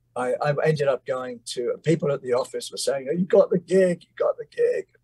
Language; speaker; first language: English; native; English